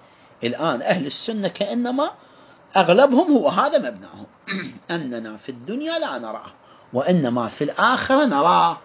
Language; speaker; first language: Arabic; native; Arabic